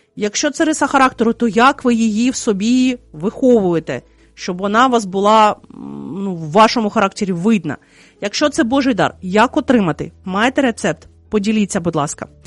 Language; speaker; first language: Ukrainian; native; Ukrainian